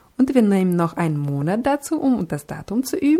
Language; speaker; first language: German; non-native, fluent; Russian